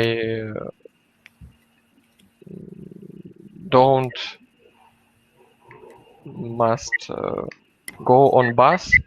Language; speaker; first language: English; non-native, learner; Russian